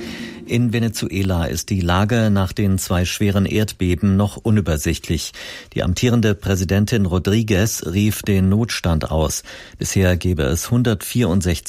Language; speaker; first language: German; native; German